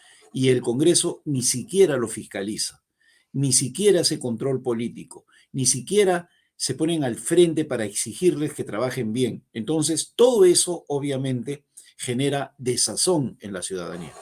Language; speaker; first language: Spanish; native; Spanish